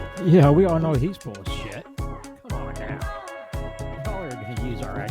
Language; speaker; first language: English; native; English